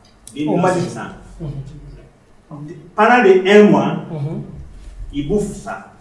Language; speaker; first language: French; non-native, learner; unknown